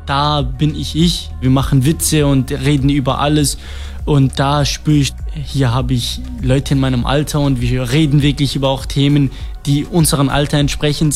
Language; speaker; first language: German; non-native, fluent; Kurdish